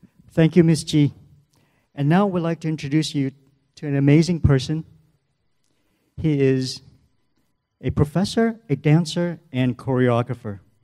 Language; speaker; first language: English; native; English